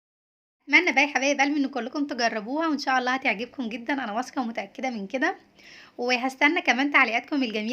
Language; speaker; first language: Arabic; native; Arabic